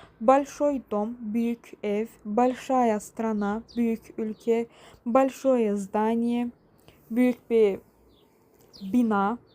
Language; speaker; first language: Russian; non-native, fluent; Turkish